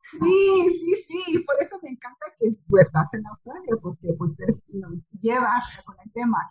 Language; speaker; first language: Spanish; early bilingual, heritage; Spanish